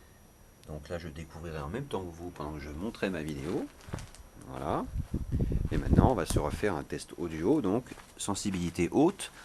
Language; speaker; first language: French; native; French